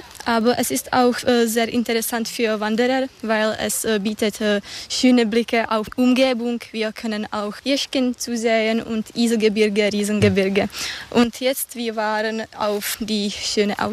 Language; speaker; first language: German; non-native, learner; Czech